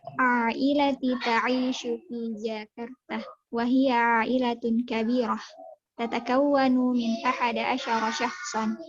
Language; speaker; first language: Arabic; non-native, learner; Indonesian